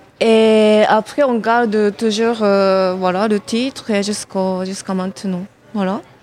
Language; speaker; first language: French; non-native, fluent; Japanese